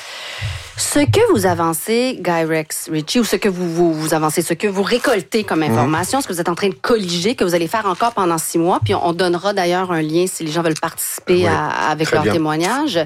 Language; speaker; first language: French; native; French